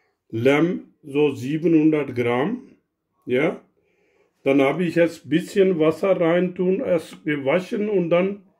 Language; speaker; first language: German; non-native, learner; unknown